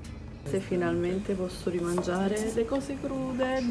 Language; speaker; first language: Italian; native; Italian